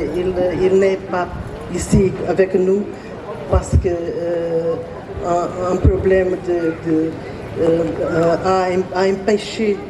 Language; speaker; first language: French; non-native, learner; Portuguese